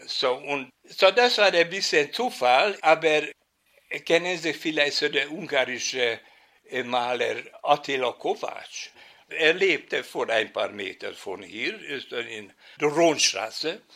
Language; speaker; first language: German; non-native, fluent; Hungarian